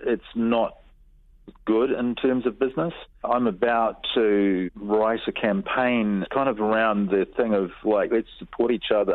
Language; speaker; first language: English; native; English